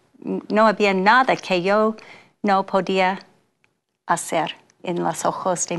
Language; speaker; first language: Spanish; non-native, fluent; English